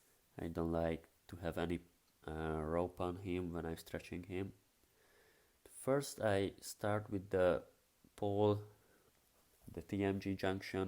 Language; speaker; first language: English; non-native, fluent; Hungarian